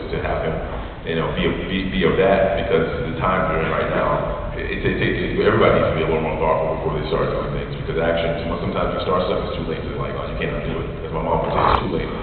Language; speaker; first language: English; native; English